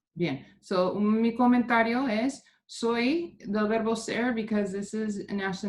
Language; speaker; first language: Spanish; non-native, fluent; English